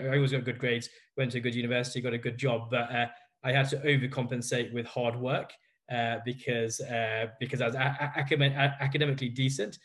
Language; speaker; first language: English; native; English